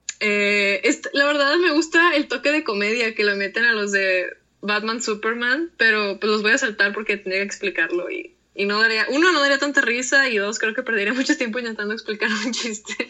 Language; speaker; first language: Spanish; native; Spanish